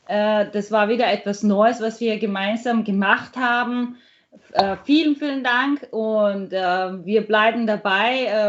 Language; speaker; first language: German; non-native, fluent; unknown